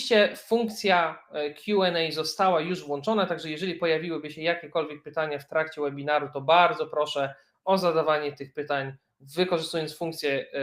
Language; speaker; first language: Polish; native; Polish